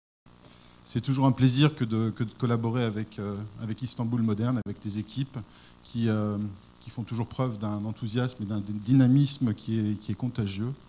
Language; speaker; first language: French; native; French